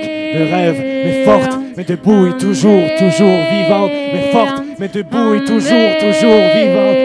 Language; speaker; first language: French; native; French